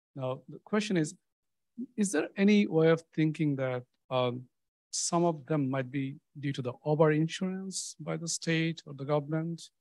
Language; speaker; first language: English; native; English